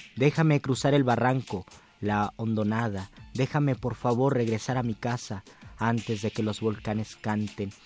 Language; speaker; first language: Spanish; native; Spanish